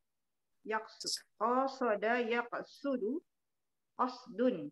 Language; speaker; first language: Arabic; non-native, fluent; Malay